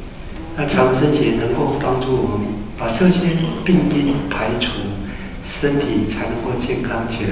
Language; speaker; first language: Chinese; native; Chinese